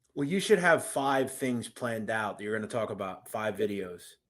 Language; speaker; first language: English; native; English